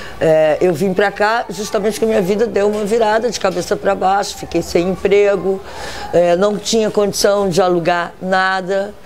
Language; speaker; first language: Portuguese; native; Portuguese